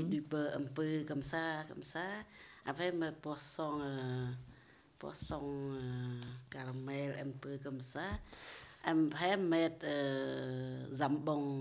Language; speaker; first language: French; non-native, learner; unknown